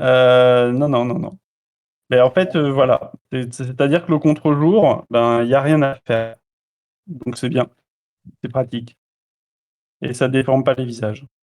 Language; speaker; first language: French; native; French